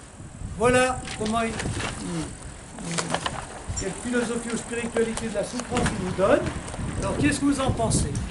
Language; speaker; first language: French; native; French